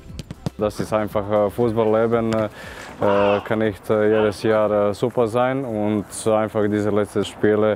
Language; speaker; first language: German; non-native, fluent; Croatian